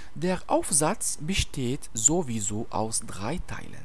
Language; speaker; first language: German; non-native, fluent; Arabic